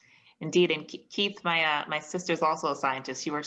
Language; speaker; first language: English; native; English